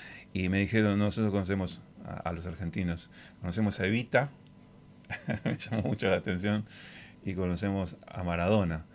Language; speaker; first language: Spanish; native; Spanish